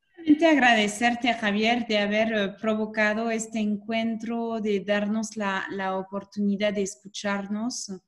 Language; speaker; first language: Spanish; non-native, fluent; French